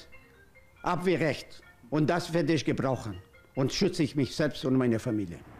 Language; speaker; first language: German; non-native, learner; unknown